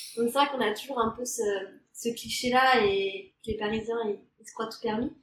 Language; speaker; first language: French; native; French